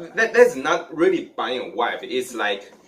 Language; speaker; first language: English; non-native, learner; Chinese